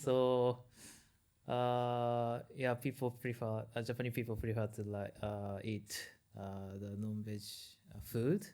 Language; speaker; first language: English; non-native, learner; Japanese